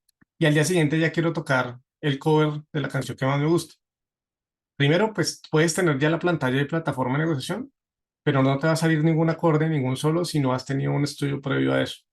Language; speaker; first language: Spanish; native; Spanish